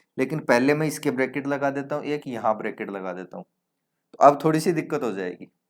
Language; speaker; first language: Hindi; native; Hindi